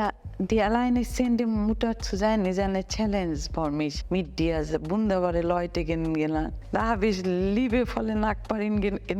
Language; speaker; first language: German; non-native, learner; Bangla